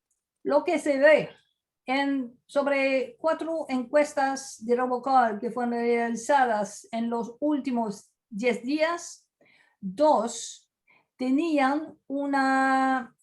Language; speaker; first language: Spanish; non-native, fluent; French